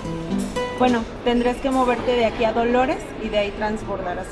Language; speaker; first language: Spanish; native; Spanish